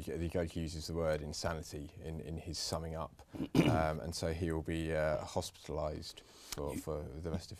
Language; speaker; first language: English; native; English